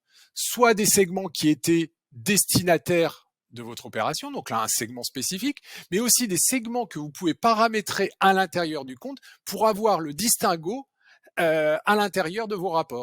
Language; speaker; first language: French; native; French